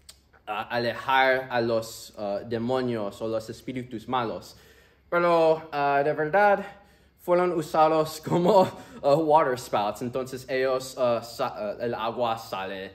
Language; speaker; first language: Spanish; early bilingual, heritage; Spanish